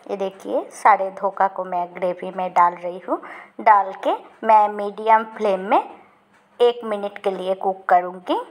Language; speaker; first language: Hindi; non-native, local second language; Bangla